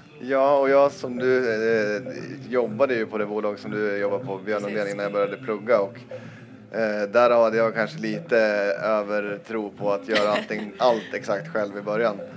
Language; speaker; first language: Swedish; native; Swedish